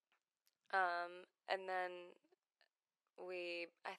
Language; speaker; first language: English; non-native, fluent; Arabic